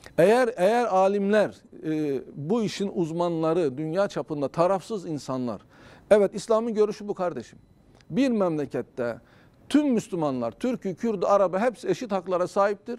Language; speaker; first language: Turkish; native; Turkish